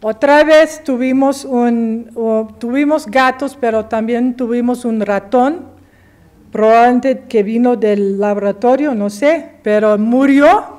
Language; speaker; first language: Spanish; early bilingual, heritage; English